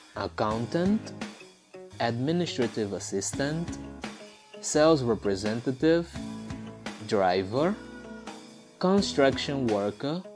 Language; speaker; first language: English; non-native, fluent; Portuguese